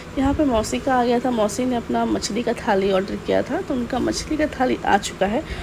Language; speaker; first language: Hindi; non-native, local second language; Bangla